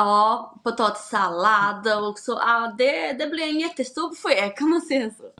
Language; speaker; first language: Swedish; non-native, learner; Portuguese